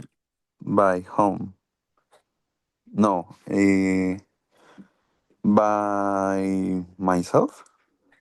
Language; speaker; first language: English; non-native, learner; Spanish